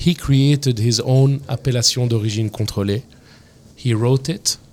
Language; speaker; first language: English; non-native, fluent; French